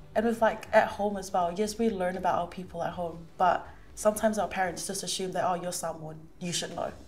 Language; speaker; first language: English; early bilingual, other home language; Samoan